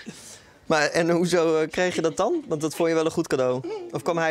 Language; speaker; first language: Dutch; native; Dutch